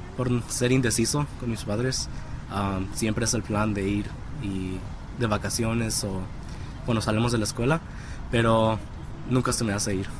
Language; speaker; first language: Spanish; early bilingual, heritage; Spanish